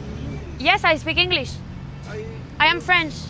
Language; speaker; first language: English; non-native, learner; French